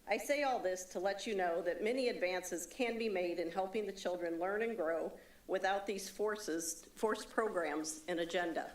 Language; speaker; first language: English; native; English